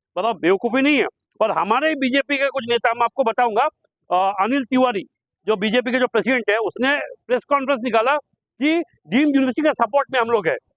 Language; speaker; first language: Hindi; non-native, local second language; Bangla